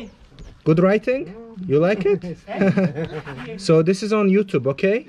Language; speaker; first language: English; non-native, fluent; Azerbaijani